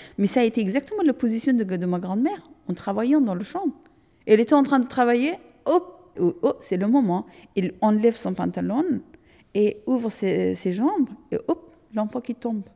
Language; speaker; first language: French; non-native, fluent; Persian